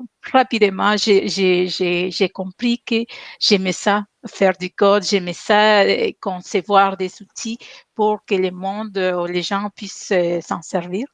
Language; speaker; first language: French; non-native, fluent; Spanish